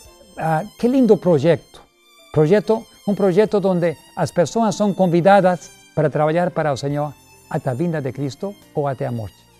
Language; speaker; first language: Spanish; non-native, learner; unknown